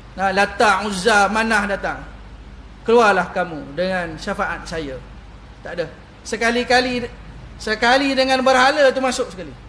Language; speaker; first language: Malay; native; Malay